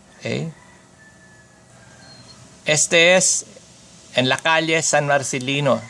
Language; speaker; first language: Spanish; non-native, fluent; Filipino